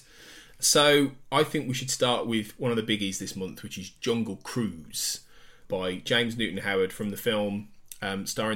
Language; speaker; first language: English; native; English